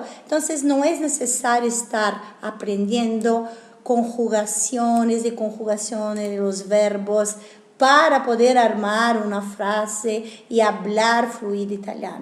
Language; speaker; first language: Spanish; non-native, fluent; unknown